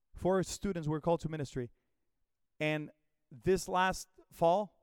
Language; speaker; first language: English; non-native, fluent; Spanish